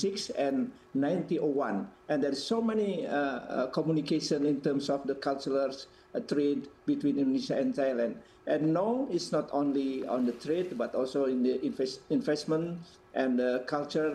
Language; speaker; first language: English; non-native, fluent; Indonesian